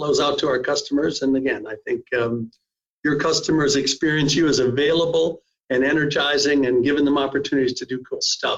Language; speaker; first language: English; native; English